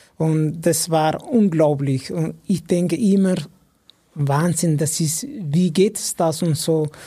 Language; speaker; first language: German; non-native, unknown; Amharic